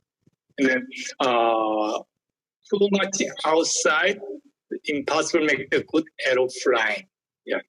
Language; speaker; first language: English; non-native, learner; Korean